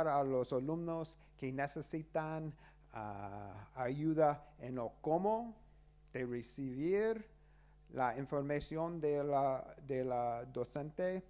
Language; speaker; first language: Spanish; non-native, learner; English